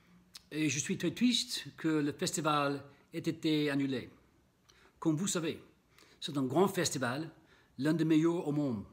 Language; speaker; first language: French; non-native, fluent; English